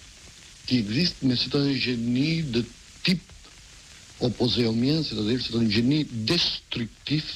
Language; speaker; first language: French; non-native, fluent; Catalan